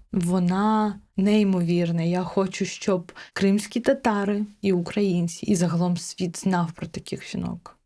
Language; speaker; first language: Ukrainian; non-native, local second language; Crimean Tatar